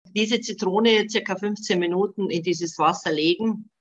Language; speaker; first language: German; non-native, fluent; Bosnian